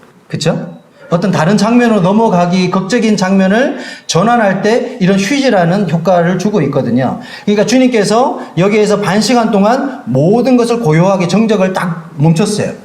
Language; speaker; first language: Korean; native; Korean